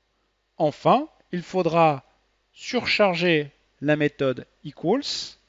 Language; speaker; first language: French; native; French